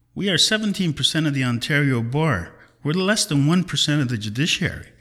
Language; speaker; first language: English; early bilingual, other home language; Italian